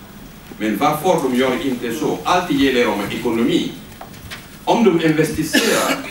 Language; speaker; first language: Swedish; non-native, learner; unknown